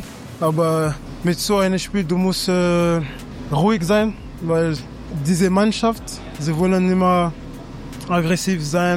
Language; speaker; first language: German; non-native, fluent; French